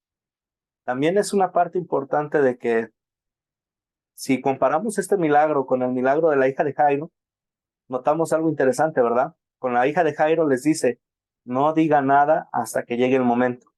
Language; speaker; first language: Spanish; native; Spanish